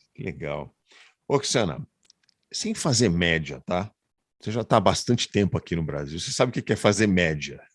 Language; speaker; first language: Portuguese; native; Portuguese